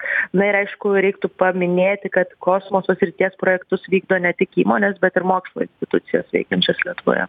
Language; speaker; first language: Lithuanian; native; Lithuanian